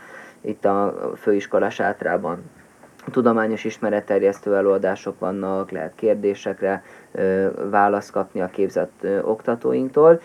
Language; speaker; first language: Hungarian; native; Hungarian